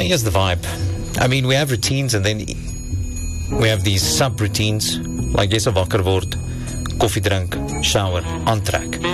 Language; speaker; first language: English; non-native, local second language; Afrikaans